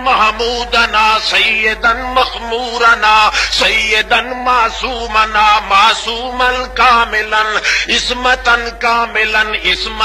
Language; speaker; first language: Arabic; non-native, fluent; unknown